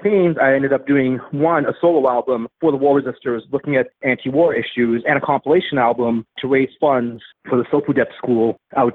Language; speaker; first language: English; native; English